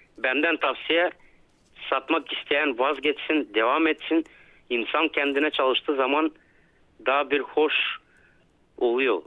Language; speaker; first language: Turkish; native; Turkish